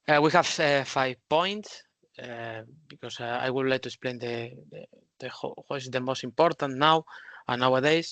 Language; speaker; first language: English; non-native, learner; Spanish